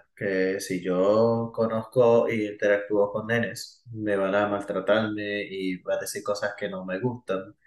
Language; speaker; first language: Spanish; early bilingual, heritage; Spanish